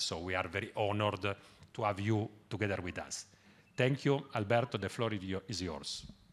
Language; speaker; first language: English; non-native, fluent; Italian